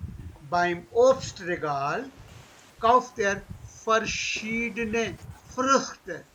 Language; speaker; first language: German; non-native, fluent; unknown